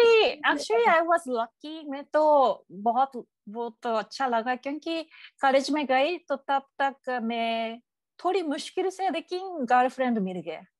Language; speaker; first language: Hindi; non-native, learner; Japanese